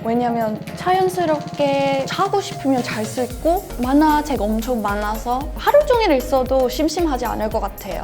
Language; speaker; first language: Korean; non-native, fluent; English